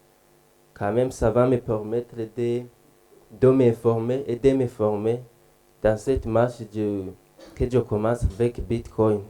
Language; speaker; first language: French; non-native, local second language; Rundi